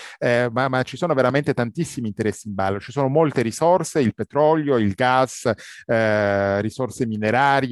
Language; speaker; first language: Italian; non-native, fluent; Arabic